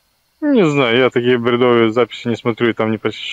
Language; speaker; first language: Russian; native; Russian